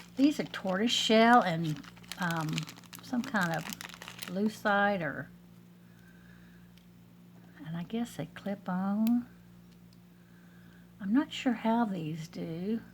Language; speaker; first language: English; native; English